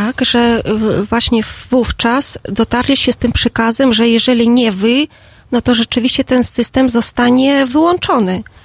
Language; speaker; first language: Polish; non-native, fluent; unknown